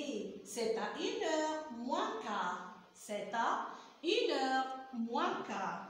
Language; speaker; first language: French; non-native, local second language; Arabic